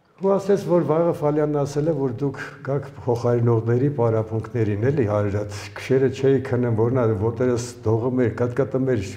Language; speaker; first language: Armenian; early bilingual, other home language; Ukrainian